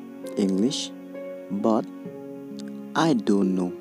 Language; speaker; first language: English; non-native, local second language; Khasi